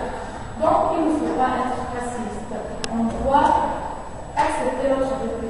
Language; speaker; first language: French; non-native, fluent; Arabic